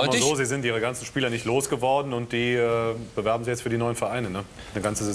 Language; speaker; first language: German; native; German